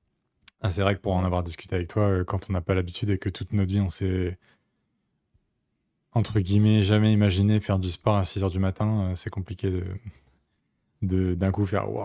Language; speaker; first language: French; native; French